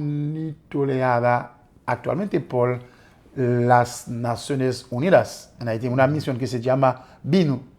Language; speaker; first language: Spanish; non-native, fluent; Haitian Creole